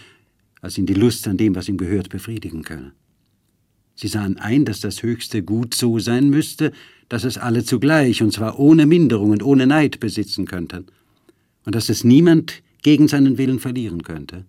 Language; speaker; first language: German; native; German